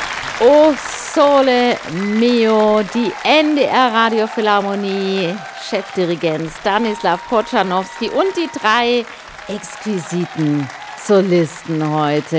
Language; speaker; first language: German; native; German